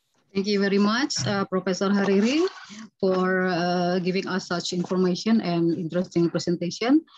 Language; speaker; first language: English; non-native, fluent; Indonesian